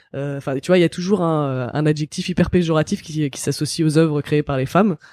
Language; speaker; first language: French; native; French